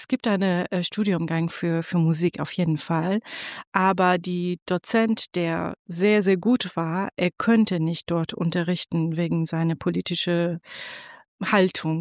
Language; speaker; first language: German; non-native, fluent; Persian